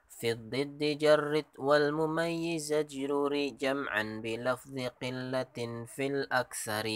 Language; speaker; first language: Arabic; non-native, learner; Indonesian